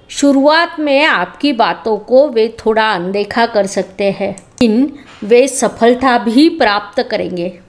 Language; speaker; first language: Hindi; native; Hindi